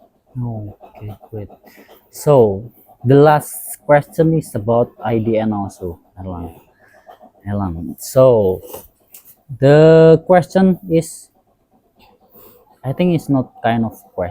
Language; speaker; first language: English; non-native, learner; Indonesian